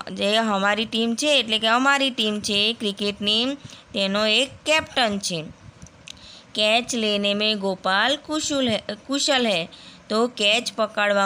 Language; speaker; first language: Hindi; non-native, local second language; Gujarati